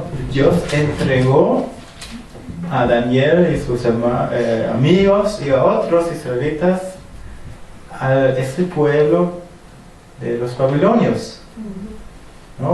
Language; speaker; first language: Spanish; non-native, fluent; German